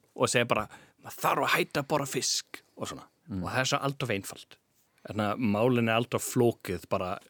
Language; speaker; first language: Icelandic; non-native, fluent; German